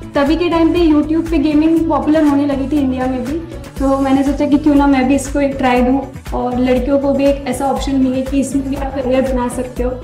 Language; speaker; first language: Hindi; native; Hindi